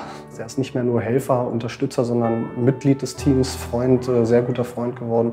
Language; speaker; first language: German; native; German